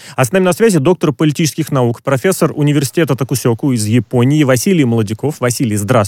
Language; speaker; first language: Russian; native; Russian